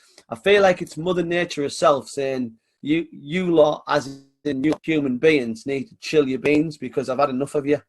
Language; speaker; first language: English; native; English